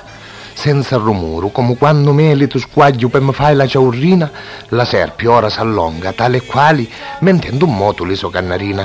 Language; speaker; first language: Italian; native; Italian